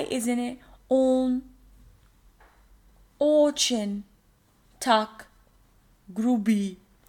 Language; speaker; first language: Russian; non-native, learner; English